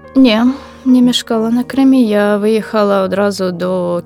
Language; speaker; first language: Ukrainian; non-native, local second language; Russian